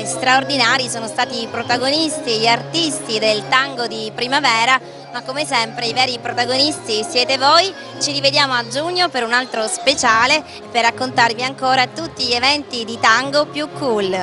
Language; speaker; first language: Italian; native; Italian